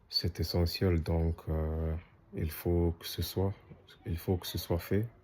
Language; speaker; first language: French; non-native, learner; English